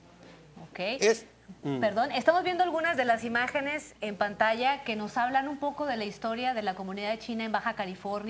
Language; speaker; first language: Spanish; native; Spanish